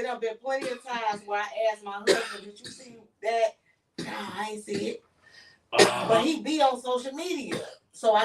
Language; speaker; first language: English; native; English